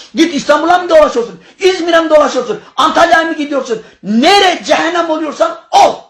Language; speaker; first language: Turkish; non-native, local second language; Kurdish